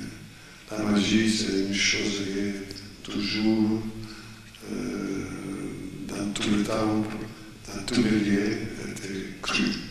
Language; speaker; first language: French; non-native, fluent; Italian